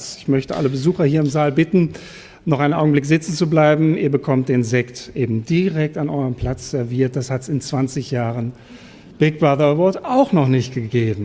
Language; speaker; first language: German; native; German